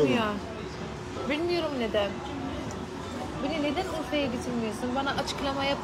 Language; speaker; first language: Turkish; non-native, learner; Arabic